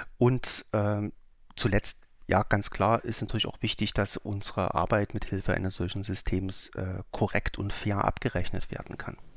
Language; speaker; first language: German; native; German